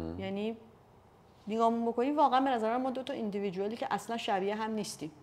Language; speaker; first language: Persian; early bilingual, heritage; Persian